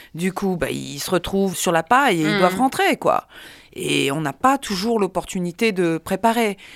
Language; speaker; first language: French; native; French